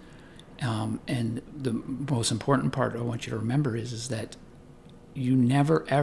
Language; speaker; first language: English; native; English